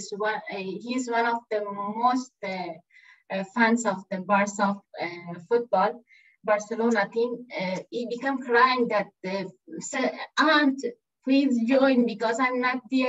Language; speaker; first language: English; non-native, learner; Persian